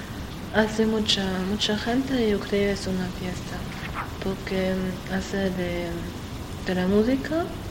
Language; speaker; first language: Spanish; non-native, learner; French